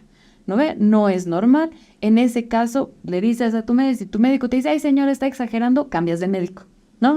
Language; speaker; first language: Spanish; native; Spanish